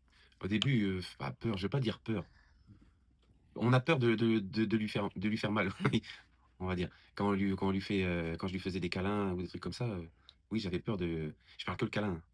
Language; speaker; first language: French; native; French